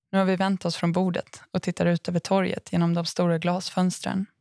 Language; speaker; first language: Swedish; native; Swedish